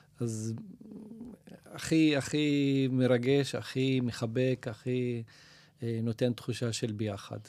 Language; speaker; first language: Hebrew; non-native, local second language; Arabic